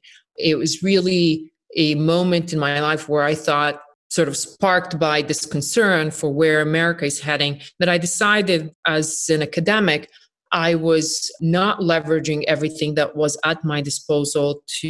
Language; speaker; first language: English; non-native, fluent; Bosnian